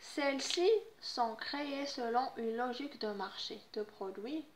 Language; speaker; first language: French; non-native, local second language; Arabic